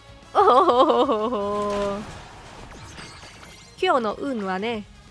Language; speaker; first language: Japanese; non-native, learner; Cantonese